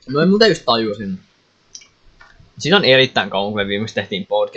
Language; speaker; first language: Finnish; native; Finnish